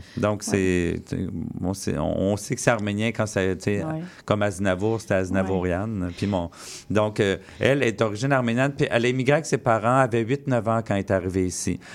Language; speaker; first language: French; native; French